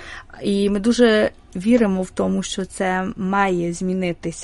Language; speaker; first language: Ukrainian; early bilingual, heritage; Ukrainian